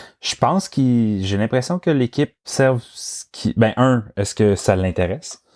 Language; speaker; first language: French; native; French